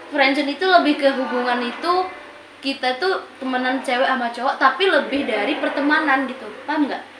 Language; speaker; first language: Indonesian; native; Indonesian